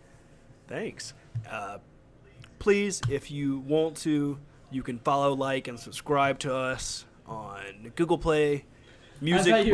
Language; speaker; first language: English; native; English